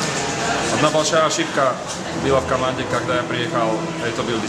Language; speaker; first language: Russian; non-native, learner; Slovak